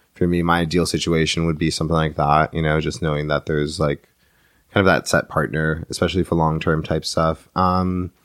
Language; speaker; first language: English; native; English